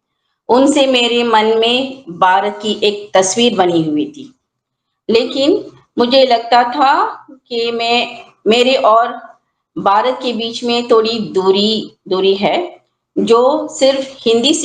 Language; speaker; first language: Hindi; non-native, learner; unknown